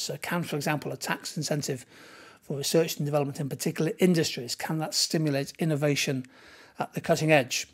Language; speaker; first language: English; native; English